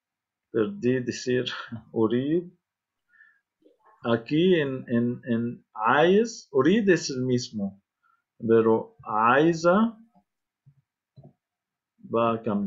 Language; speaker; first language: Spanish; non-native, fluent; Arabic